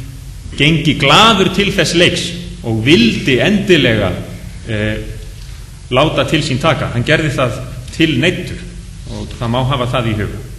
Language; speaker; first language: Icelandic; native; Icelandic